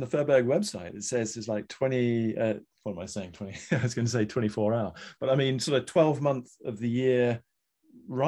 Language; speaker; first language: English; native; English